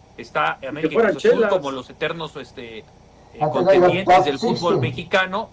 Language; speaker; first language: Spanish; native; Spanish